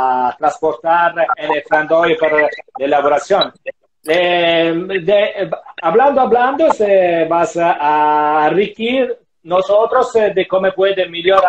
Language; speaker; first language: Spanish; non-native, learner; Italian